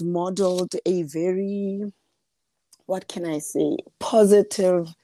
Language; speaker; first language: English; non-native, local second language; Southern Sotho